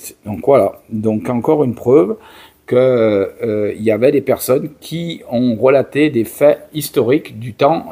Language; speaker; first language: French; native; French